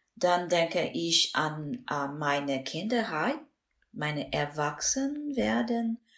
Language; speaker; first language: German; non-native, fluent; Burmese